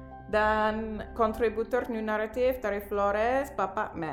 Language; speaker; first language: Indonesian; non-native, fluent; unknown